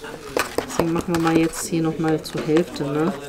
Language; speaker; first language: German; native; German